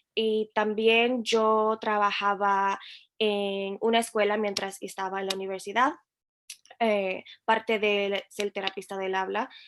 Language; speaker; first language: Spanish; early bilingual, heritage; Spanish